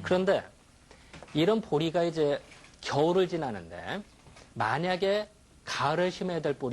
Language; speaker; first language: Korean; native; Korean